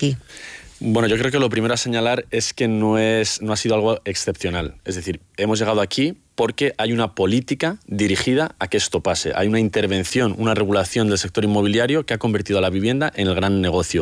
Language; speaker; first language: Spanish; native; Spanish